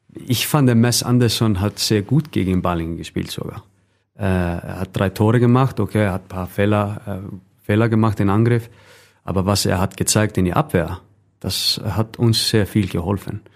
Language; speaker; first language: German; non-native, fluent; Icelandic